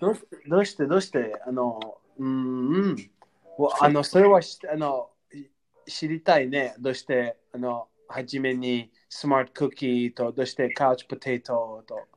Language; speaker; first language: Japanese; non-native, learner; English